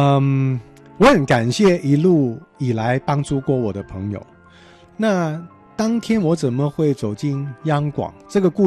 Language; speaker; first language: Chinese; non-native, local second language; Cantonese